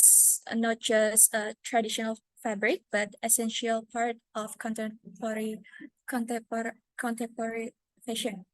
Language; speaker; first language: English; non-native, learner; Indonesian